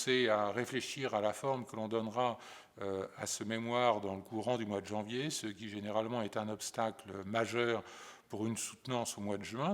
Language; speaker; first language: French; native; French